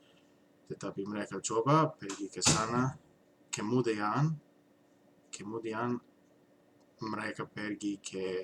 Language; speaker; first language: Indonesian; non-native, learner; English